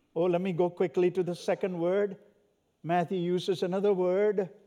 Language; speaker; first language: English; non-native, local second language; Malayalam